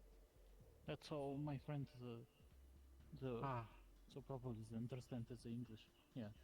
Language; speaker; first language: English; non-native, learner; Russian